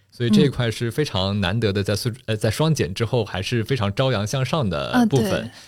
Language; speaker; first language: Chinese; non-native, local second language; Wu Chinese